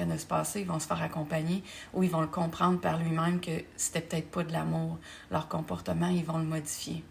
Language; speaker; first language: French; native; French